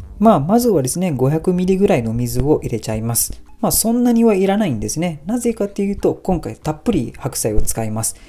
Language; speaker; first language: Japanese; non-native, fluent; Malay